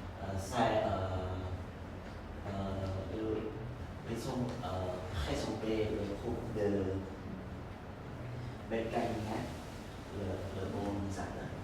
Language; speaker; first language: French; non-native, learner; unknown